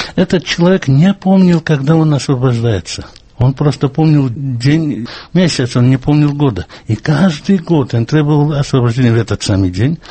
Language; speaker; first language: Russian; non-native, local second language; Georgian